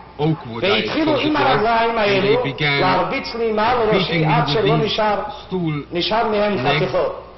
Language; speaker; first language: Hebrew; non-native, fluent; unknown